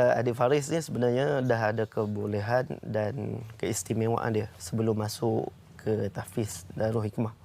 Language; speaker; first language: Malay; native; Malay